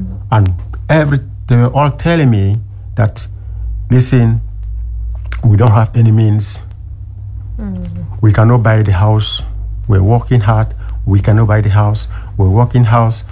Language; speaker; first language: English; non-native, local second language; French